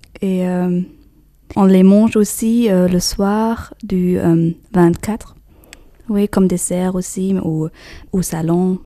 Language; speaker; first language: French; non-native, fluent; German